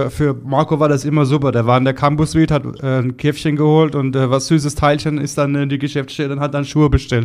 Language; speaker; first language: German; native; German